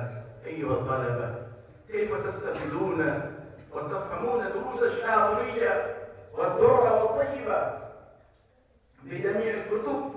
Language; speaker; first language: Arabic; non-native, fluent; Urdu